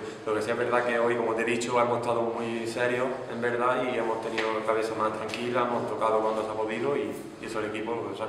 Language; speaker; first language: Spanish; native; Spanish